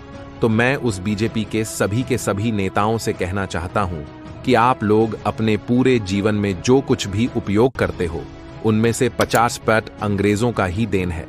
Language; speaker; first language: Hindi; native; Hindi